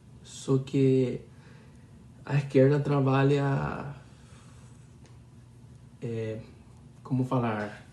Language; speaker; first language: Portuguese; non-native, learner; Spanish